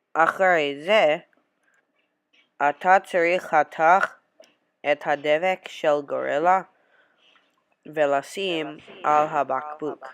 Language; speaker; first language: Hebrew; non-native, learner; English